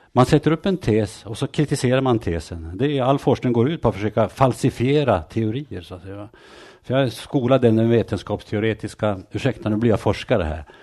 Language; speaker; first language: Swedish; native; Swedish